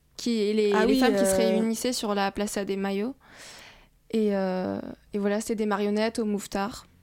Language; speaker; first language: French; non-native, fluent; Russian